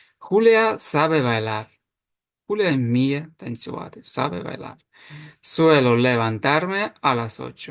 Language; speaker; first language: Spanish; non-native, fluent; Ukrainian